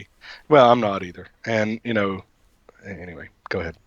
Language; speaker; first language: English; native; English